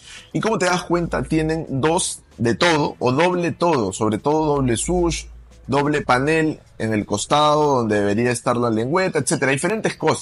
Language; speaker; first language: Spanish; native; Spanish